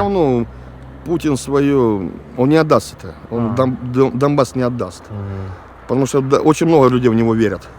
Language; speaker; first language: Russian; native; Russian